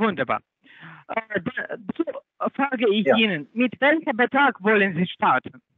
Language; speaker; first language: German; non-native, learner; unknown